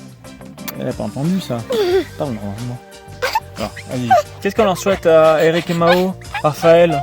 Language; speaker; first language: French; native; French